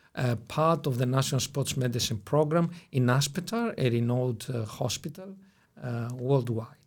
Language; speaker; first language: English; non-native, fluent; Greek